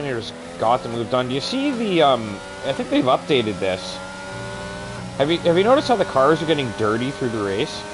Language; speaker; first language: English; native; English